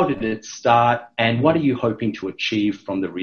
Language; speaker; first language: English; non-native, local second language; Sinhala